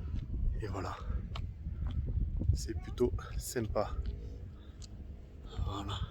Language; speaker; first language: French; native; French